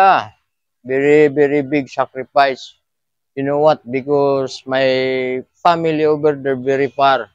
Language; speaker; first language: English; non-native, learner; Filipino